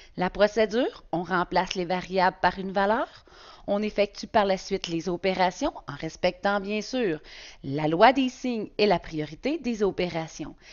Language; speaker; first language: French; native; French